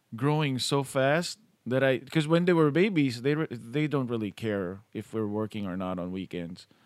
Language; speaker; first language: English; non-native, local second language; Filipino